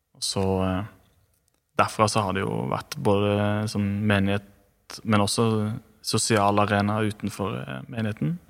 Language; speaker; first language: Norwegian; native; Norwegian